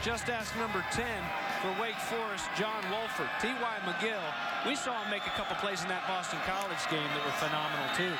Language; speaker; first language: English; native; English